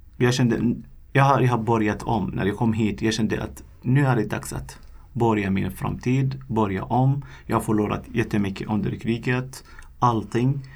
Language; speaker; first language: Swedish; non-native, fluent; Arabic